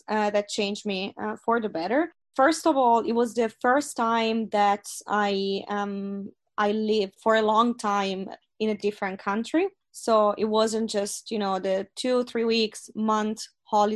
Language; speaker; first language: English; non-native, fluent; Italian